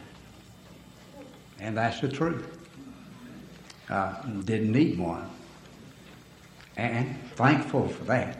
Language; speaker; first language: English; native; English